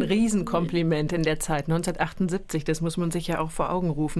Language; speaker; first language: German; native; German